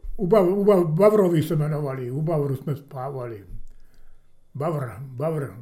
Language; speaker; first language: Czech; early bilingual, heritage; Czech